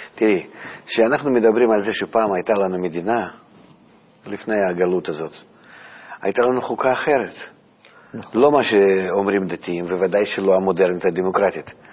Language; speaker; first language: Hebrew; non-native, fluent; Russian